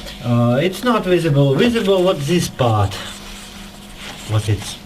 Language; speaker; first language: English; non-native, learner; Russian